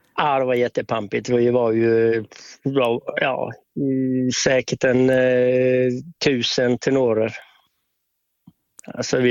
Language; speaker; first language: Swedish; native; Swedish